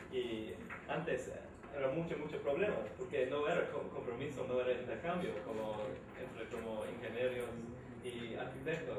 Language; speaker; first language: Spanish; non-native, learner; English